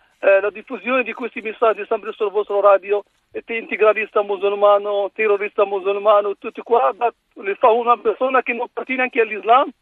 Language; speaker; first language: Italian; non-native, learner; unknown